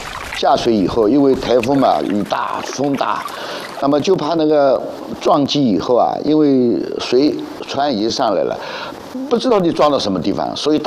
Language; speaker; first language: Chinese; native; Chinese